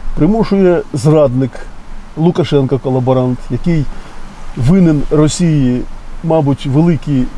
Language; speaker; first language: Ukrainian; native; Ukrainian